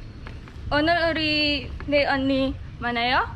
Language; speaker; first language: Korean; non-native, learner; Filipino